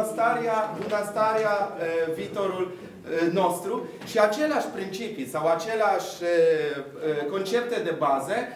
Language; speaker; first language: Romanian; non-native, fluent; Polish